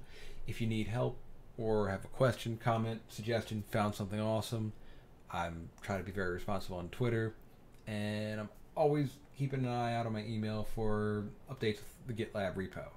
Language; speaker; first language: English; native; English